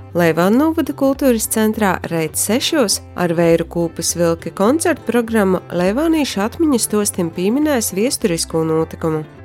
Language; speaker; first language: Latvian; native; Latvian